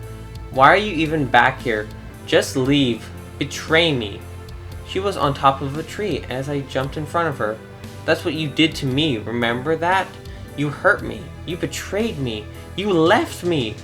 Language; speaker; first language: English; native; English